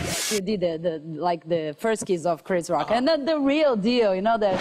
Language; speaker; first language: English; non-native, learner; Portuguese